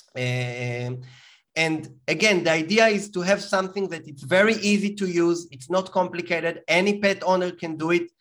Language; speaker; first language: English; non-native, fluent; Hebrew